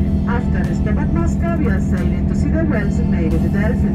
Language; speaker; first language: English; non-native, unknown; Spanish